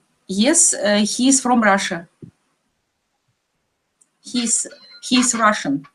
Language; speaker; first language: English; non-native, learner; Russian